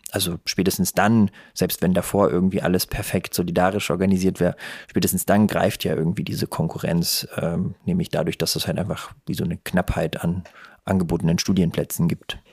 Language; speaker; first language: German; early bilingual, other home language; Russian